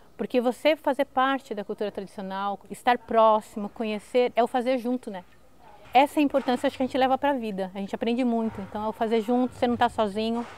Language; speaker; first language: Portuguese; early bilingual, other home language; Spanish